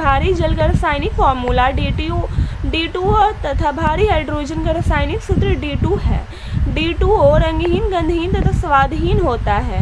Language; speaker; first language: Hindi; native; Hindi